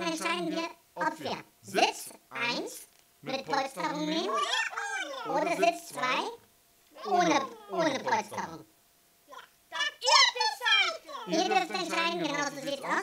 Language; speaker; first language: German; native; German